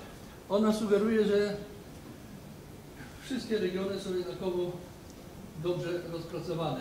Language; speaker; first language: Polish; native; Polish